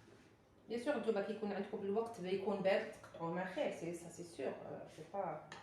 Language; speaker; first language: Arabic; native; Arabic